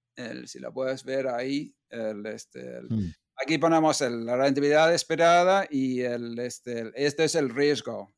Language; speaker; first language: Spanish; non-native, fluent; English